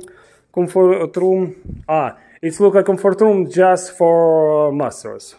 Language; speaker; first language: English; non-native, learner; Russian